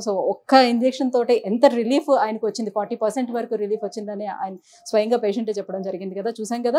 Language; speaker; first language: Telugu; native; Telugu